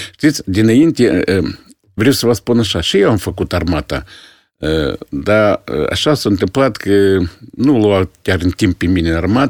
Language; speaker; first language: Romanian; non-native, local second language; Russian